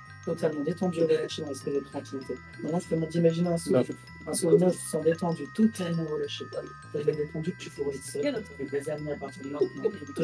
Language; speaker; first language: French; native; French